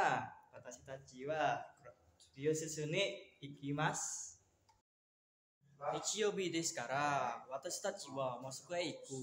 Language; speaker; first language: Japanese; non-native, learner; Indonesian